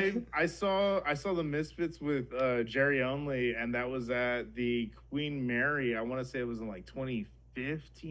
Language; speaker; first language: English; native; English